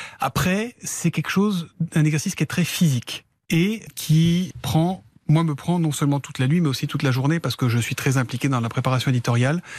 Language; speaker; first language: French; native; French